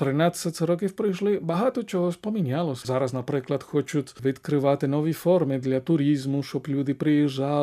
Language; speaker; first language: Ukrainian; non-native, fluent; Spanish